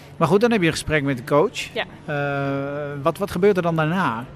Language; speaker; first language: Dutch; native; Dutch